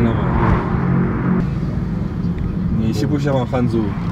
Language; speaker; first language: Chinese; non-native, learner; Polish